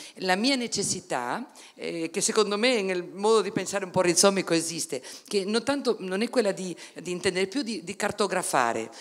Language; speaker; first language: Italian; non-native, fluent; Spanish